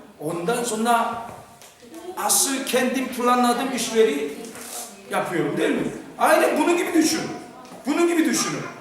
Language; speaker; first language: Turkish; non-native, fluent; Korean